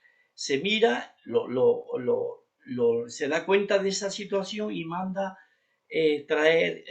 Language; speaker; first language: Spanish; native; Spanish